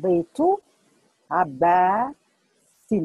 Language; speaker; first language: Arabic; non-native, learner; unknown